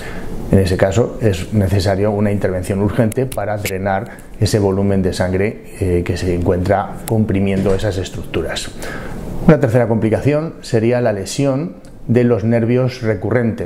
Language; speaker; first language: Spanish; native; Spanish